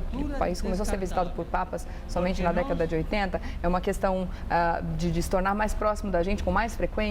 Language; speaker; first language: Portuguese; native; Portuguese